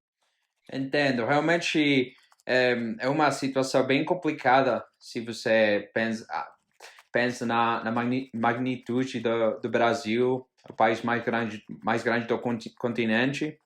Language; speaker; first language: Portuguese; non-native, fluent; Spanish